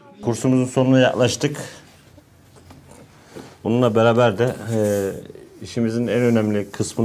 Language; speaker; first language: Turkish; native; Turkish